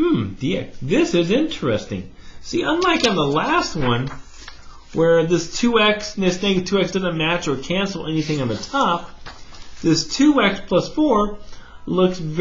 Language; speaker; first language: English; native; English